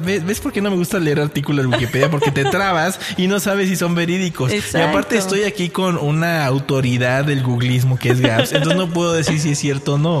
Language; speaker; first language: Spanish; native; Spanish